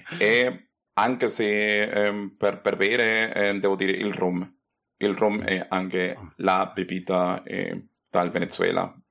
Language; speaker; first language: Italian; non-native, learner; Spanish